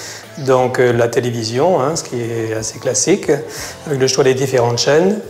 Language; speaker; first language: French; native; French